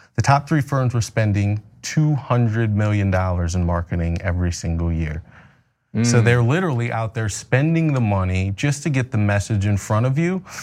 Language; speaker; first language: English; native; English